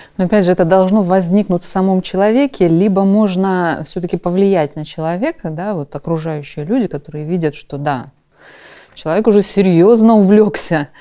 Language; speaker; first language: Russian; native; Russian